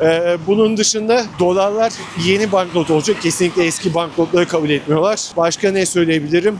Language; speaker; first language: Turkish; native; Turkish